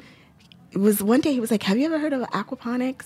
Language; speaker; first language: English; non-native, local second language; Yoruba